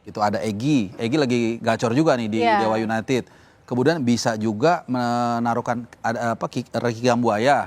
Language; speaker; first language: Indonesian; native; Indonesian